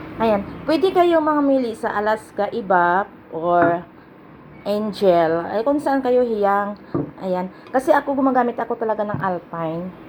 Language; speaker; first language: Filipino; non-native, local second language; Hiligaynon